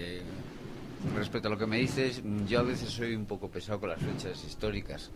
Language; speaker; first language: Spanish; native; Spanish